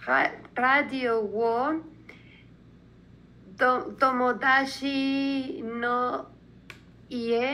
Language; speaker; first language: Japanese; non-native, learner; Spanish